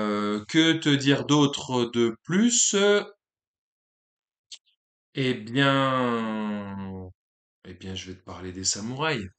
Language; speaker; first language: French; native; French